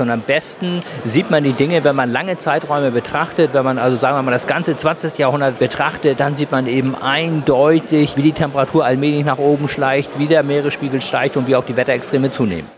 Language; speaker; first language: German; native; German